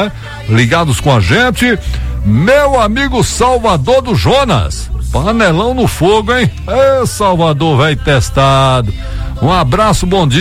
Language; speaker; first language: Portuguese; native; Portuguese